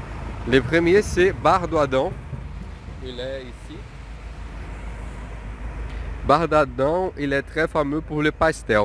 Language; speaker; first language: French; non-native, fluent; Portuguese